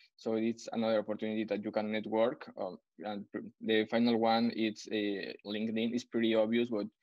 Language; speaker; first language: English; non-native, fluent; Spanish